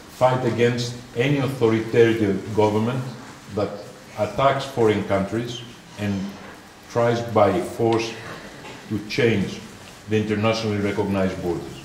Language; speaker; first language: English; non-native, fluent; Greek